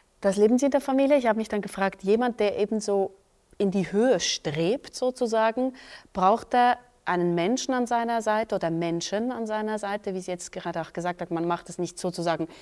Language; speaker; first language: German; native; German